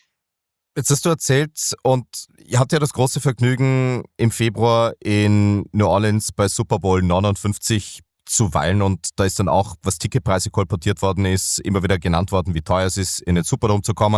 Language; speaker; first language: German; native; German